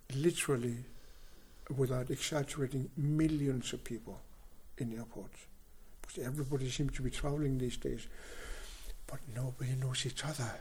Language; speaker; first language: English; non-native, fluent; Kalaallisut